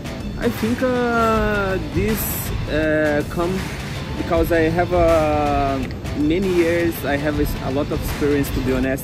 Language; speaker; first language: English; non-native, fluent; Portuguese